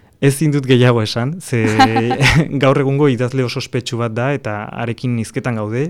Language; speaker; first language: Basque; non-native, fluent; Catalan